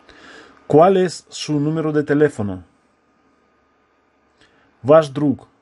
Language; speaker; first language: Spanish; non-native, fluent; Russian